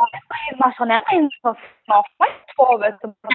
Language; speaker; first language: Russian; non-native, learner; Turkmen